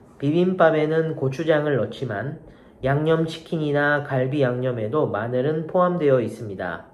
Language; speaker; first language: Korean; non-native, learner; Japanese